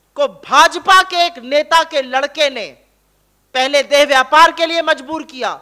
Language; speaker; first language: Hindi; native; Hindi